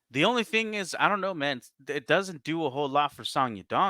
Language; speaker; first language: English; native; English